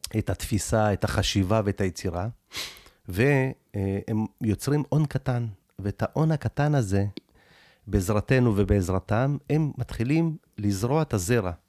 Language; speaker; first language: Hebrew; early bilingual, other home language; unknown